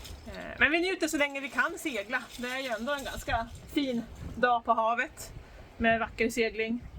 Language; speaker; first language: Swedish; native; Swedish